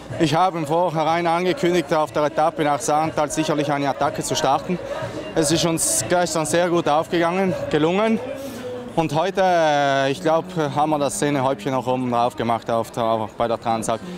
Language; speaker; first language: German; non-native, fluent; Italian